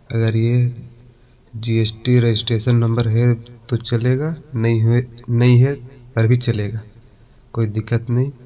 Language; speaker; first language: Hindi; native; Hindi